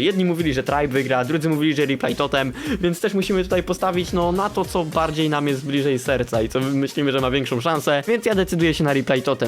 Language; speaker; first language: Polish; native; Polish